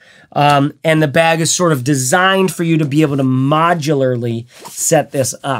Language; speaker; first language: English; native; English